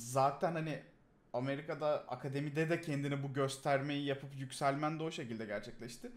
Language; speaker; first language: Turkish; native; Turkish